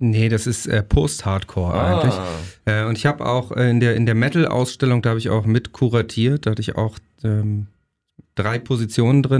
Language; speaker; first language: German; native; German